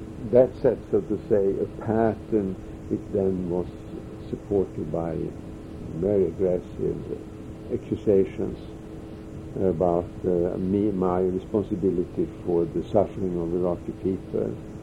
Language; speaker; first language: English; non-native, fluent; Swedish